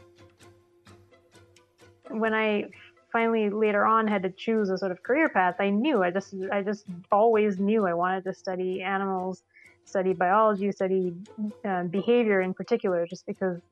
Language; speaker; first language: English; non-native, local second language; Sinhala